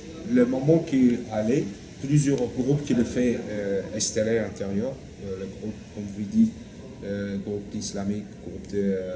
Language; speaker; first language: French; non-native, learner; Turkish